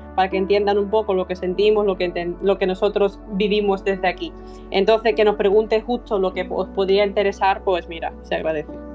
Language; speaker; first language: Spanish; non-native, fluent; Ukrainian